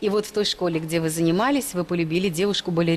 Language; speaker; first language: Russian; native; Russian